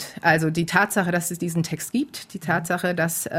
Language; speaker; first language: German; native; German